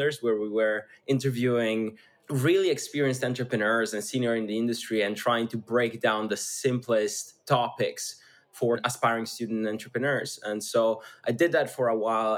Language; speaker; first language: English; non-native, fluent; Italian